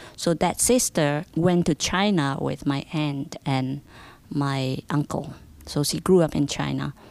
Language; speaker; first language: English; non-native, fluent; Indonesian